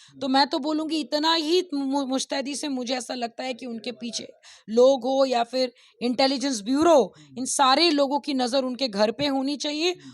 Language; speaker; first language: Hindi; non-native, local second language; Bangla